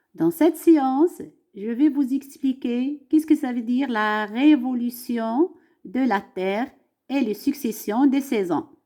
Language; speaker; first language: French; non-native, local second language; Arabic